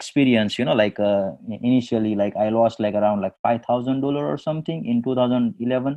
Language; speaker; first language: English; non-native, local second language; Gujarati